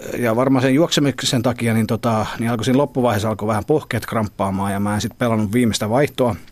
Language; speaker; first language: Finnish; native; Finnish